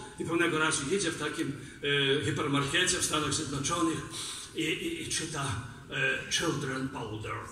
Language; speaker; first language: Polish; non-native, fluent; Belarusian